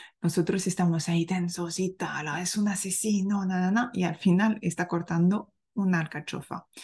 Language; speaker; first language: Spanish; non-native, fluent; French